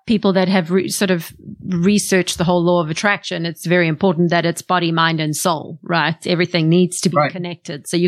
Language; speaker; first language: English; native; English